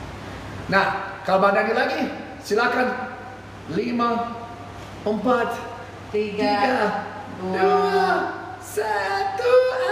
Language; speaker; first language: Indonesian; non-native, fluent; English